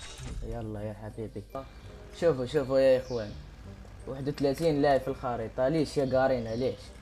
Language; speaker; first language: Arabic; native; Arabic